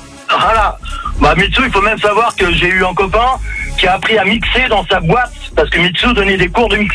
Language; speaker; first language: French; native; French